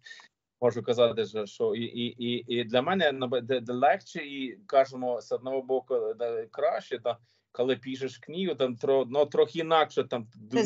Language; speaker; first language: Ukrainian; non-native, learner; Swedish